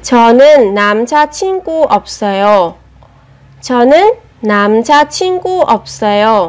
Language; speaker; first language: Korean; non-native, fluent; Vietnamese